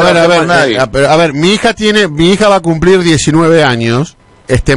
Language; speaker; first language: Spanish; native; Spanish